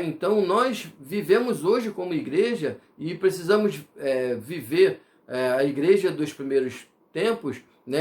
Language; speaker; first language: Portuguese; native; Portuguese